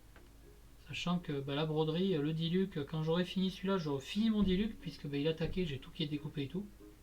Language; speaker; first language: French; native; French